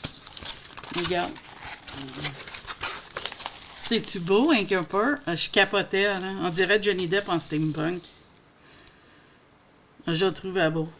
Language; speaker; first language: French; native; French